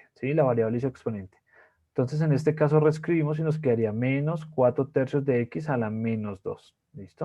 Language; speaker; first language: Spanish; native; Spanish